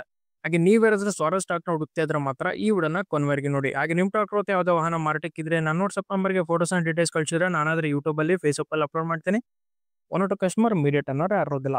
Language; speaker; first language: Kannada; native; Kannada